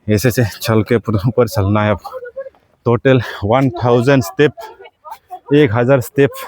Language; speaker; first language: Hindi; non-native, local second language; Assamese